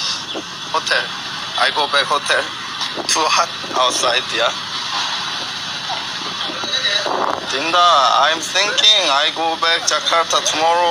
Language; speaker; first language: English; non-native, learner; Korean